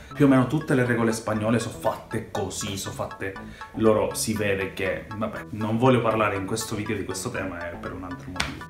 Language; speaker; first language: Italian; non-native, fluent; Spanish